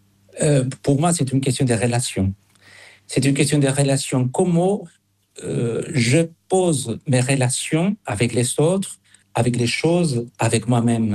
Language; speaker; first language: French; non-native, fluent; Spanish